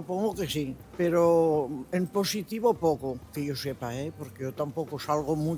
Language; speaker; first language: Spanish; native; Spanish